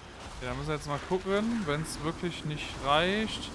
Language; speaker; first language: German; native; German